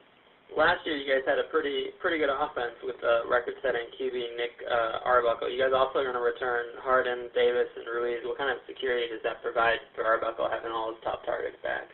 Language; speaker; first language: English; native; English